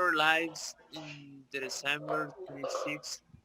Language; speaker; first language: English; non-native, learner; Spanish